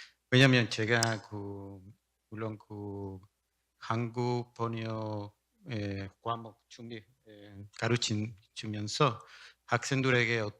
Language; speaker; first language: Korean; non-native, learner; Spanish